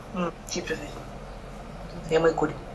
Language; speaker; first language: Spanish; native; Spanish